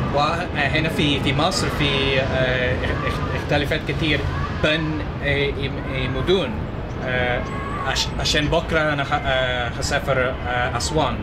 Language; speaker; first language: Arabic; non-native, learner; English